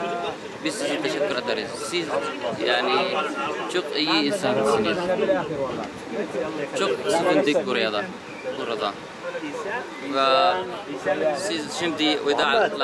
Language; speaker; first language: Turkish; non-native, learner; Arabic